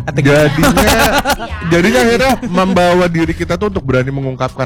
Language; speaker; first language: Indonesian; native; Indonesian